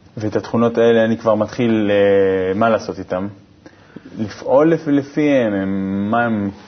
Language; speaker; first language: Hebrew; native; Hebrew